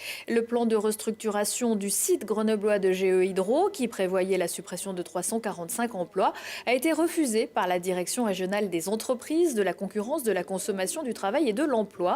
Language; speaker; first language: French; native; French